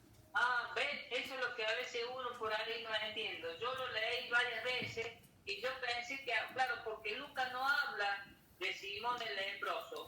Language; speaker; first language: Spanish; native; Spanish